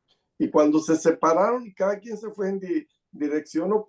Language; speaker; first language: Spanish; native; Spanish